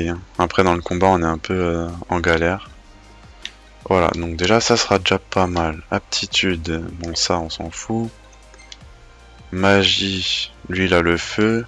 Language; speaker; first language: French; native; French